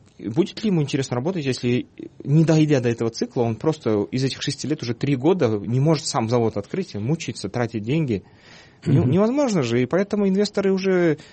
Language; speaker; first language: Russian; non-native, local second language; Kyrgyz